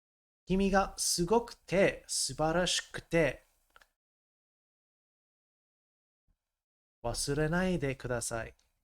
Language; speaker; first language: Japanese; non-native, learner; English